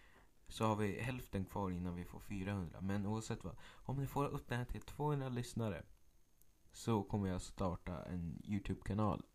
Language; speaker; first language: Swedish; early bilingual, other home language; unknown